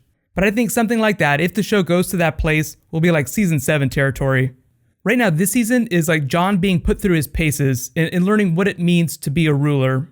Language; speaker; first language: English; native; English